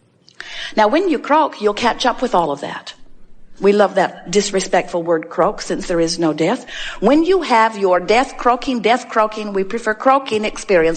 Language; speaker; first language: English; native; English